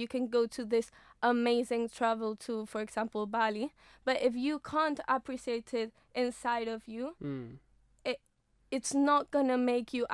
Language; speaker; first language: English; non-native, fluent; Spanish